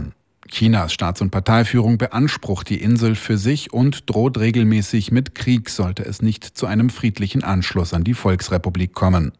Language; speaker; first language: German; native; German